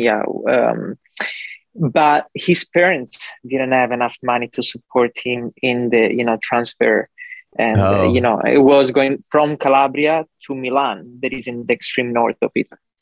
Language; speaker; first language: English; non-native, fluent; Italian